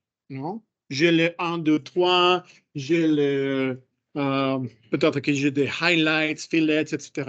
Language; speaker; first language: French; non-native, fluent; Spanish